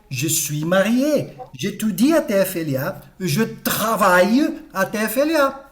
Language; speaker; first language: French; non-native, fluent; Portuguese